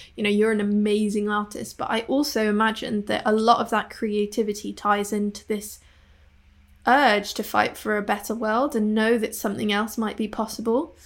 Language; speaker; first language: English; non-native, local second language; Cantonese